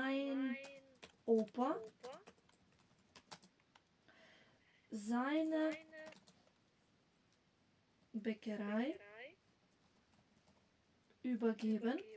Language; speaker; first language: German; non-native, fluent; Macedonian